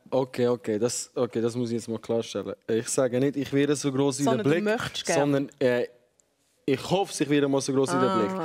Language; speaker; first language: German; early bilingual, other home language; Albanian